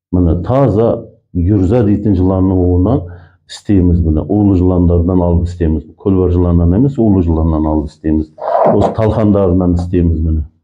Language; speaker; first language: Kazakh; early bilingual, heritage; Kazakh